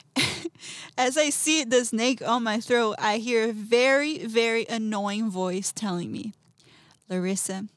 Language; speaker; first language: English; non-native, fluent; Portuguese